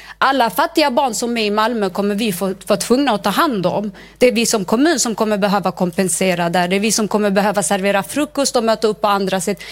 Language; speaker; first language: Swedish; early bilingual, other home language; Arabic